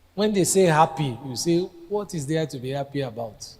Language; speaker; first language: English; non-native, local second language; Yoruba